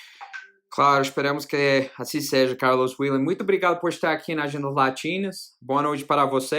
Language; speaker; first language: Portuguese; non-native, fluent; Spanish